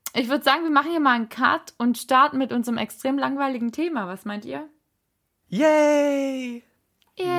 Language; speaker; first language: German; native; German